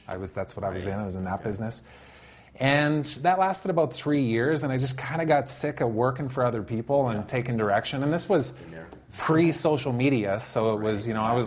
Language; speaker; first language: English; native; English